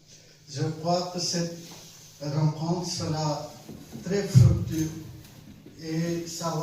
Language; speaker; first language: French; non-native, fluent; Hindi